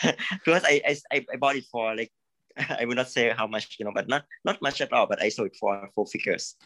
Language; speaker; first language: English; non-native, learner; Thai